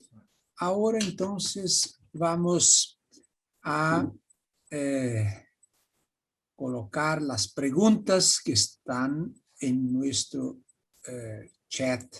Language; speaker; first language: Spanish; non-native, fluent; Portuguese